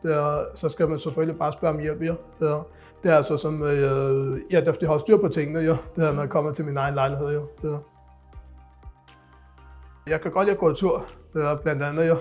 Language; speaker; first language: Danish; non-native, local second language; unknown